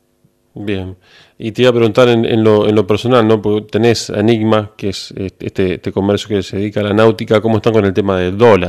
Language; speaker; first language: Spanish; native; Spanish